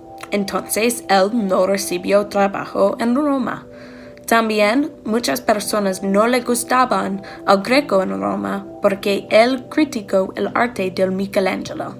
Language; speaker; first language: Spanish; non-native, learner; English